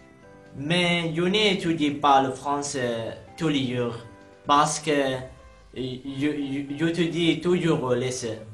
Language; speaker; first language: French; non-native, learner; Arabic